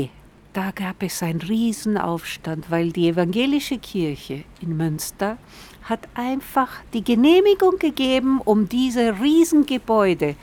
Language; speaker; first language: German; non-native, fluent; Spanish